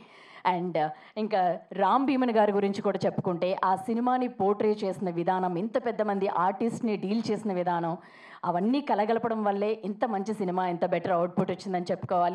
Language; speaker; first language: Telugu; native; Telugu